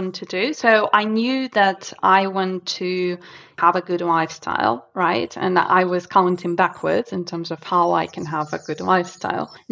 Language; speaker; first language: English; non-native, fluent; Russian